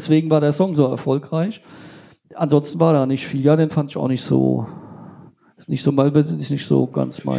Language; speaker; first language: German; native; German